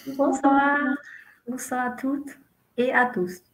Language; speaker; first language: French; non-native, fluent; Vietnamese